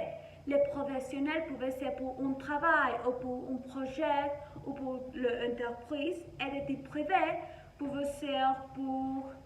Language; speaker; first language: French; non-native, learner; Spanish